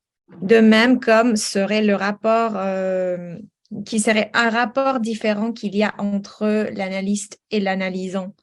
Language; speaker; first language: French; non-native, fluent; Spanish